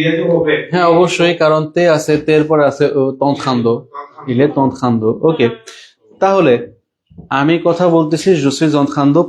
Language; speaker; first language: French; non-native, fluent; Bangla